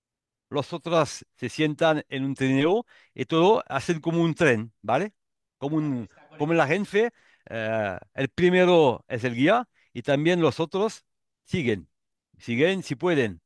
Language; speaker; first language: Spanish; non-native, learner; French